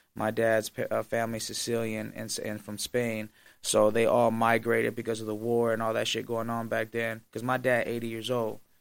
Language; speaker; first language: English; native; English